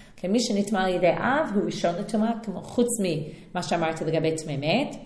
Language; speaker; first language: Hebrew; non-native, fluent; English